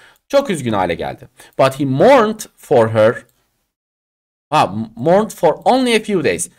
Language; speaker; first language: English; non-native, fluent; Turkish